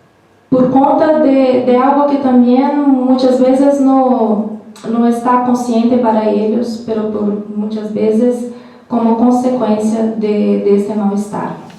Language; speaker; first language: Spanish; non-native, learner; Portuguese